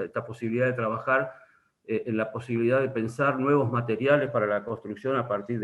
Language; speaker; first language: Spanish; native; Spanish